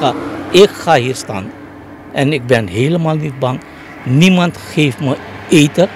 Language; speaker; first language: Dutch; non-native, local second language; Caribbean Hindustani